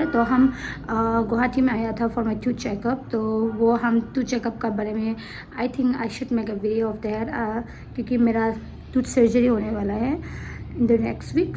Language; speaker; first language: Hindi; non-native, local second language; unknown